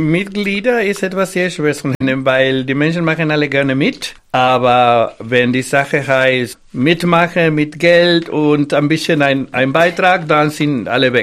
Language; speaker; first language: German; non-native, fluent; Spanish